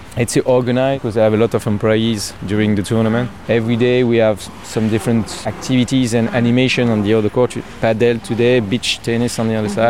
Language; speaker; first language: English; non-native, learner; French